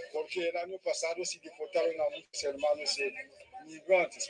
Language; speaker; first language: Spanish; non-native, fluent; Haitian Creole